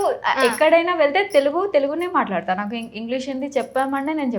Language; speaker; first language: Telugu; non-native, fluent; Odia